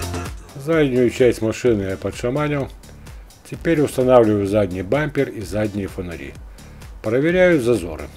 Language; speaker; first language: Russian; native; Russian